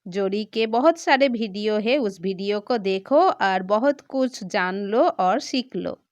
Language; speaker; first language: Hindi; non-native, local second language; Bangla